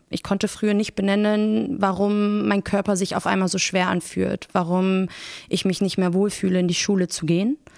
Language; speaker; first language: German; early bilingual, other home language; Persian